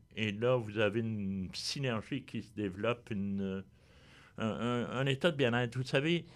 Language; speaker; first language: French; non-native, fluent; Spanish